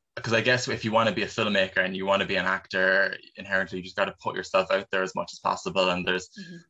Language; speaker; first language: English; native; English